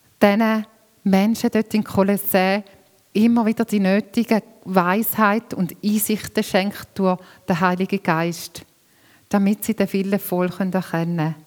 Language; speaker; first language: German; native; German